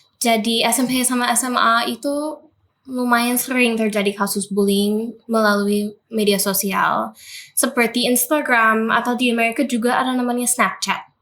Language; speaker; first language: Indonesian; non-native, fluent; English